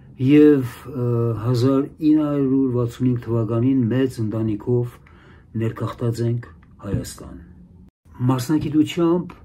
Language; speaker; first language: Armenian; early bilingual, heritage; Armenian